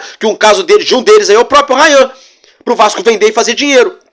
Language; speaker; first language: Portuguese; native; Portuguese